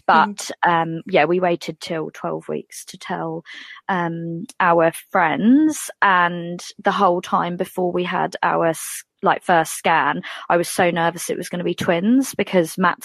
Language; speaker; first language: English; native; English